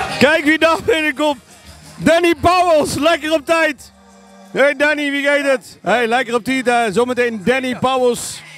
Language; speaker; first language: Dutch; non-native, local second language; Limburgish